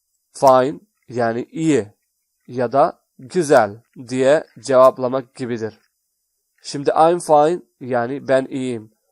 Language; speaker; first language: Turkish; non-native, fluent; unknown